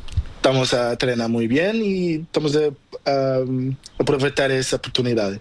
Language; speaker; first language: Spanish; non-native, learner; Portuguese